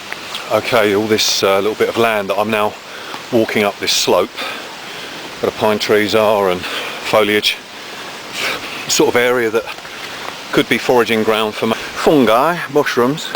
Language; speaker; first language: English; native; English